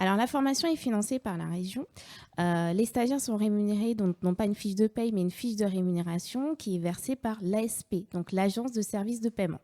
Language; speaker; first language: French; native; French